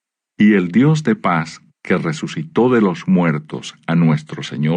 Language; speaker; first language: Spanish; native; Spanish